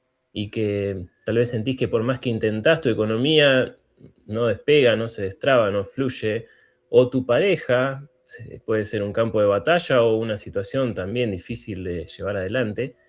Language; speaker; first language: Spanish; native; Spanish